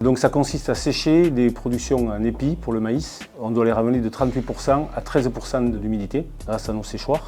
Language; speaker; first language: French; native; French